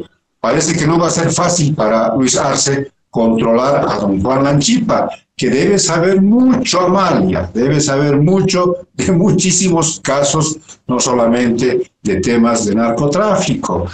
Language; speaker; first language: Spanish; native; Spanish